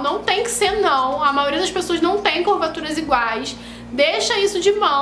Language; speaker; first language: Portuguese; native; Portuguese